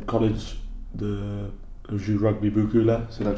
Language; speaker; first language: French; non-native, learner; English